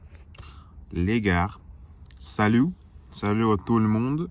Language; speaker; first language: French; non-native, learner; Russian